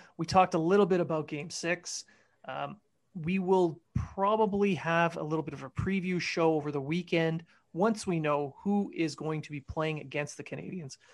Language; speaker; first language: English; native; English